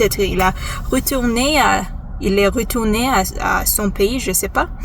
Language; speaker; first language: French; non-native, learner; English